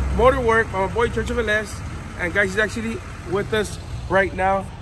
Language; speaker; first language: English; early bilingual, other home language; Spanish